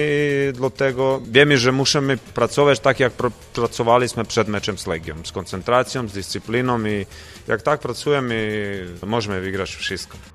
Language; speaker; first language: Polish; non-native, learner; Croatian